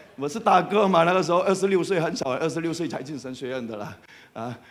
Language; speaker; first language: Chinese; non-native, fluent; Cantonese